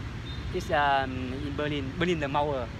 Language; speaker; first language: German; non-native, learner; Vietnamese